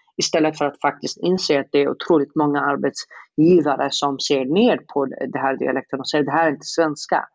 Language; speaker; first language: Swedish; non-native, fluent; Arabic